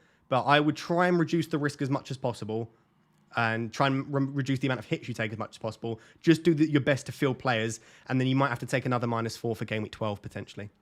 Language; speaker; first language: English; native; English